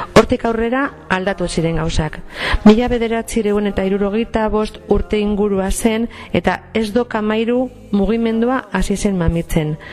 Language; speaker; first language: Basque; non-native, local second language; Spanish